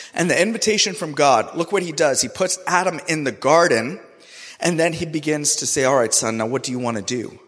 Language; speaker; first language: English; non-native, local second language; Urdu